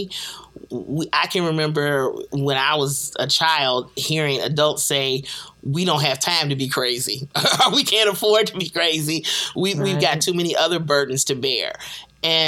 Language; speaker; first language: English; native; English